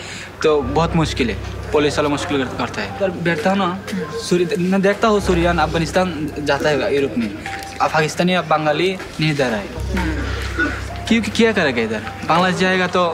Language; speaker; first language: Hindi; non-native, local second language; Bangla